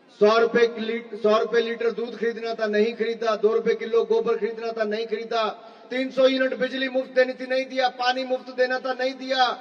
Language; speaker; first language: Hindi; native; Hindi